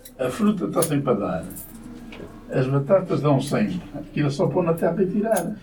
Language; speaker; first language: Portuguese; native; Portuguese